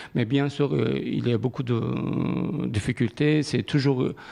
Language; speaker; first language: French; non-native, learner; Kurdish